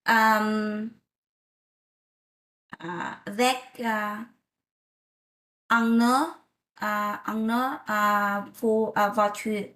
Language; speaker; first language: French; non-native, learner; Vietnamese